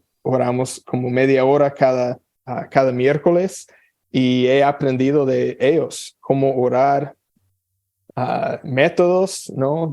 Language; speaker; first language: Spanish; non-native, fluent; English